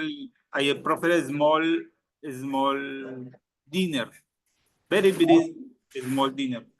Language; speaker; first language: English; non-native, learner; Spanish